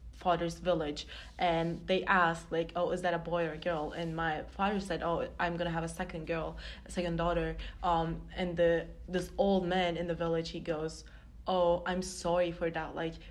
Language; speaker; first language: English; non-native, fluent; Turkish